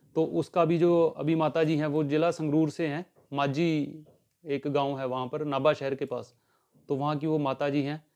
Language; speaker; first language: Hindi; native; Hindi